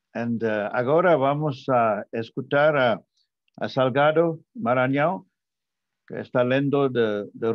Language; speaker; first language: Portuguese; non-native, fluent; English